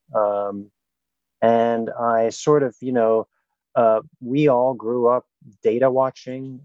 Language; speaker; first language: English; non-native, fluent; German